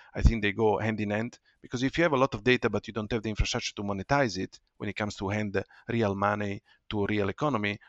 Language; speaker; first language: English; non-native, fluent; Italian